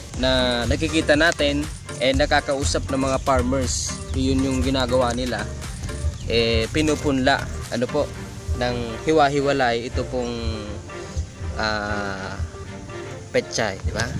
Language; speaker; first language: Filipino; non-native, local second language; Bikol